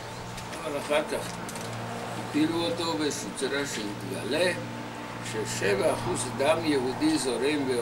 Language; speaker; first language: Hebrew; non-native, fluent; Hungarian